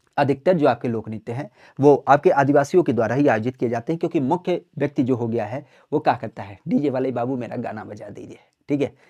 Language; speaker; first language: Hindi; native; Hindi